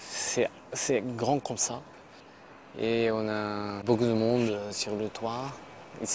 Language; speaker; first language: French; non-native, learner; Japanese